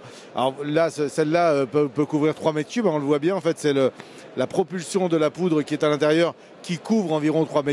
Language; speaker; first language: French; native; French